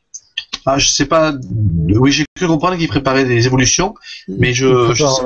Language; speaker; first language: French; native; French